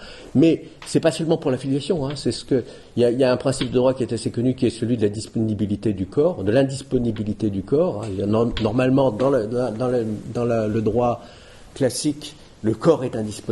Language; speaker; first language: French; native; French